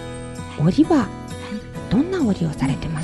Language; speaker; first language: Japanese; native; Japanese